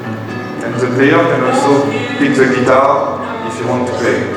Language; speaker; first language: English; non-native, fluent; French